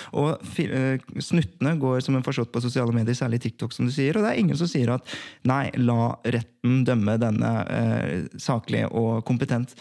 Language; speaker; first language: Norwegian; early bilingual, other home language; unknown